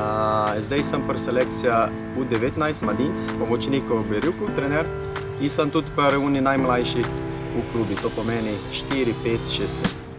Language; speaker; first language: Slovenian; non-native, fluent; Portuguese